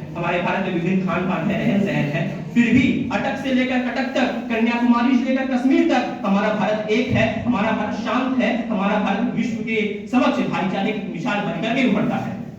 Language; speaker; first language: Hindi; native; Hindi